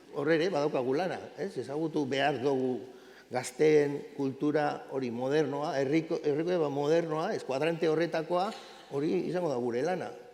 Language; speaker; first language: Basque; native; Basque